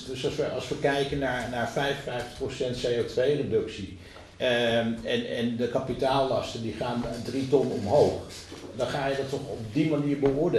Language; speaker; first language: Dutch; native; Dutch